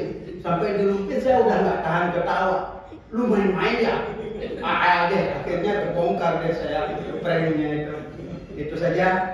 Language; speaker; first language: Indonesian; native; Indonesian